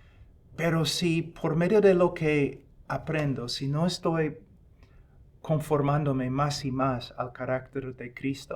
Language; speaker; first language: Spanish; non-native, fluent; English